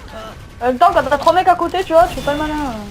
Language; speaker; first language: French; native; French